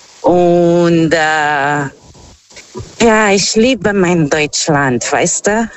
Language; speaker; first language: German; non-native, learner; Portuguese